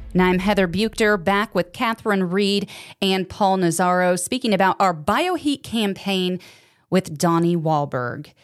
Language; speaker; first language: English; native; English